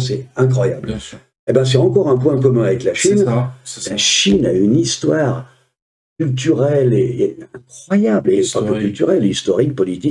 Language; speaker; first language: French; native; French